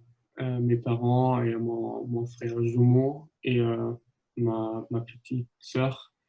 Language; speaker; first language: French; non-native, fluent; German